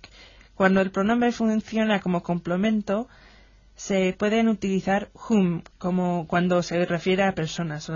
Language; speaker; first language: Spanish; non-native, fluent; English